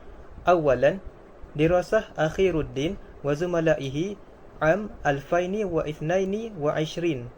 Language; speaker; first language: Arabic; non-native, learner; Malay